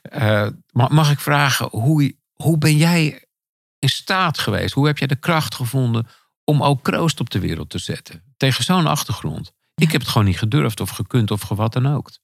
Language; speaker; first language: Dutch; native; Dutch